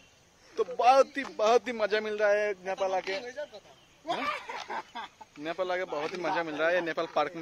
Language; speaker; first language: Hindi; non-native, local second language; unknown